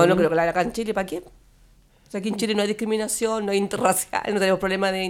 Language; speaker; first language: Spanish; native; Spanish